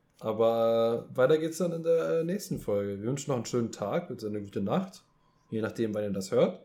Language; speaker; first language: German; early bilingual, other home language; Polish